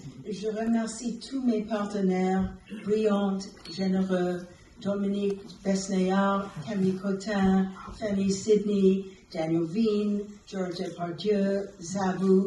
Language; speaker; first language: French; non-native, fluent; English